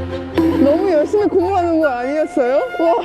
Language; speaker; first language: Korean; non-native, learner; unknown